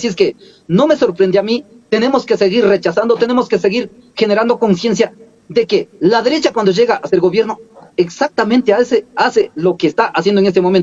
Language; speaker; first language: Spanish; native; Spanish